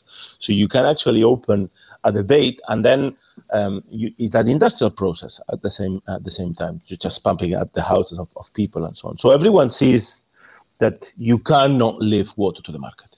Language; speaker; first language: English; non-native, fluent; Spanish